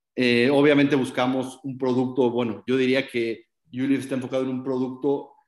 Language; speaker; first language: Spanish; native; Spanish